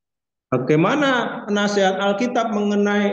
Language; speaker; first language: Indonesian; non-native, fluent; English